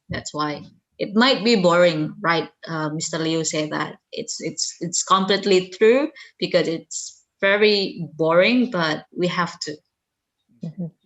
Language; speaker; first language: English; non-native, fluent; Indonesian